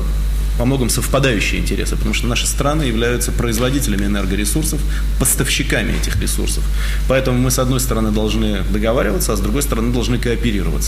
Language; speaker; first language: Russian; native; Russian